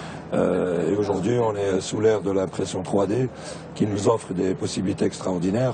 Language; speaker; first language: French; non-native, local second language; Arabic